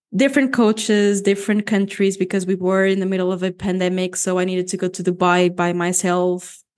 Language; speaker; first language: English; non-native, fluent; Portuguese